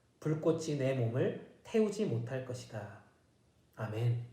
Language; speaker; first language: Korean; native; Korean